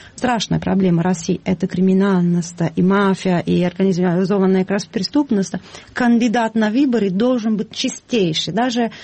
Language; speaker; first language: Russian; non-native, fluent; Italian